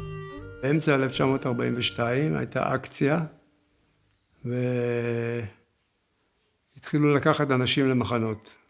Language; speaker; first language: Hebrew; early bilingual, other home language; Yiddish